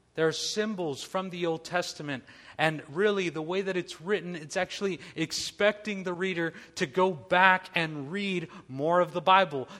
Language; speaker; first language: English; native; English